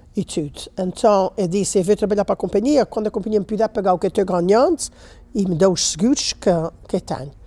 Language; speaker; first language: Portuguese; native; Portuguese